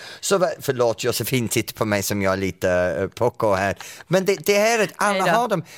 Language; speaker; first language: Swedish; non-native, fluent; English